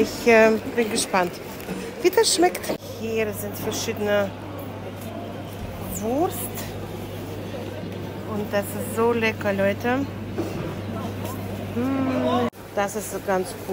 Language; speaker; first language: German; non-native, fluent; Latvian